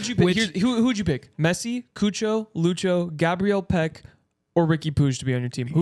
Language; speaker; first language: English; native; English